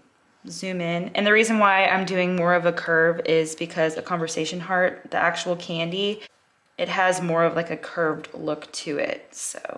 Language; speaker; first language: English; native; English